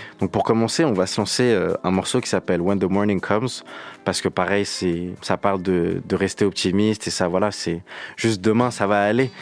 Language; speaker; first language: French; native; French